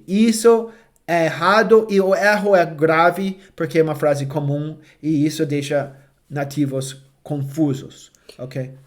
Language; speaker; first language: Portuguese; non-native, fluent; English